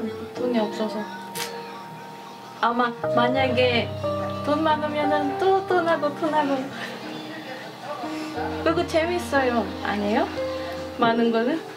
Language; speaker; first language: Korean; non-native, learner; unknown